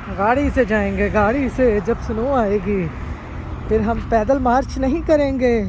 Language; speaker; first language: Urdu; non-native, local second language; Punjabi